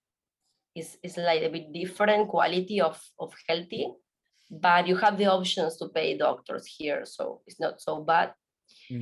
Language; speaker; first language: English; non-native, learner; Spanish